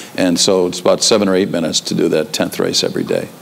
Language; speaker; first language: English; native; English